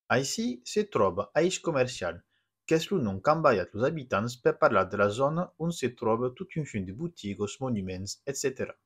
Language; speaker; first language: Occitan; non-native, local second language; French